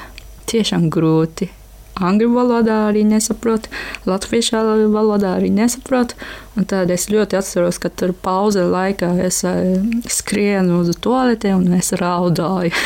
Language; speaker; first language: Latvian; non-native, learner; Japanese